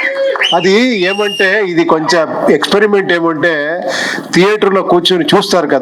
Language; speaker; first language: Telugu; non-native, local second language; Kannada